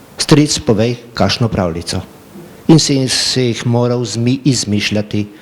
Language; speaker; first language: Slovenian; native; Slovenian